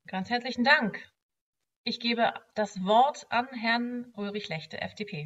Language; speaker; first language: German; native; German